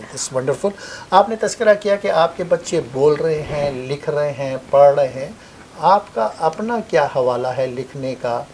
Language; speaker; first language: Urdu; native; Urdu